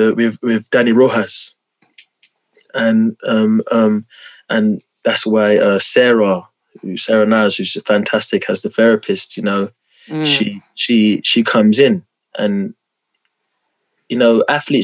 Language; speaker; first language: English; native; English